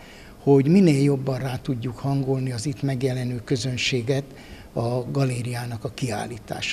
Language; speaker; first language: Hungarian; native; Hungarian